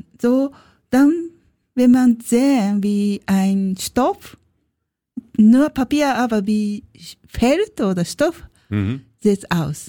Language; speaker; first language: German; non-native, learner; Japanese